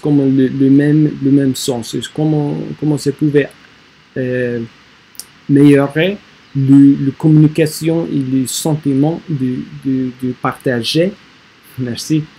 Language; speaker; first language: French; non-native, learner; English